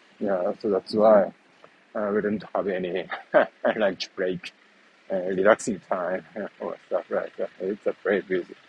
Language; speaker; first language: English; non-native, learner; Japanese